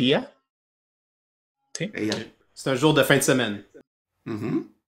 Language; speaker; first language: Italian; non-native, learner; Spanish